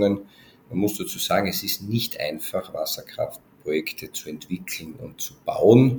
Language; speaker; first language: German; native; German